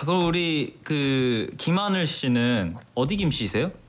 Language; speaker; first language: Korean; native; Korean